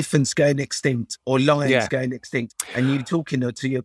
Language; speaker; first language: English; early bilingual, other home language; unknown